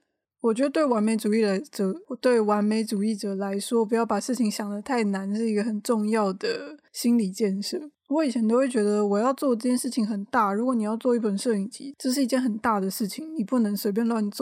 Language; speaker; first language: Chinese; native; Chinese